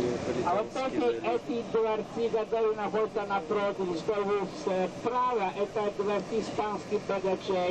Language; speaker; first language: Russian; non-native, fluent; Italian